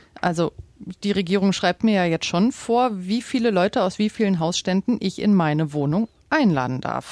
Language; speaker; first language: German; native; German